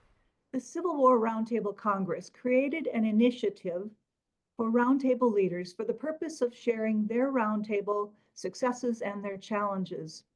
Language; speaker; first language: English; native; English